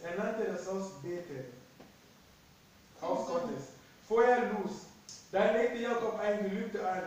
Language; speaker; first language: German; non-native, fluent; Lingala